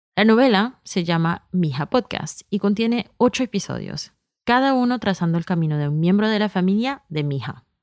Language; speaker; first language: Spanish; early bilingual, heritage; Spanish